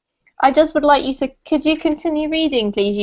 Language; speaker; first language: English; native; English